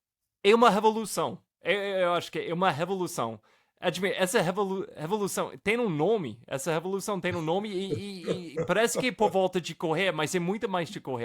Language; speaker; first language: Portuguese; non-native, fluent; English